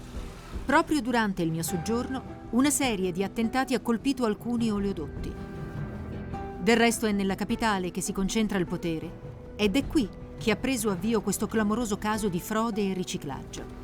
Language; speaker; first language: Italian; native; Italian